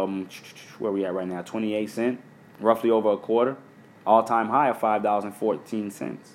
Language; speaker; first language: English; native; English